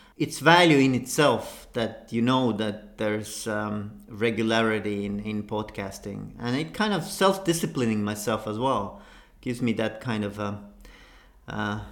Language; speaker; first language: English; non-native, fluent; Estonian